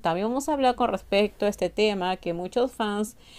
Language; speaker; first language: Spanish; native; Spanish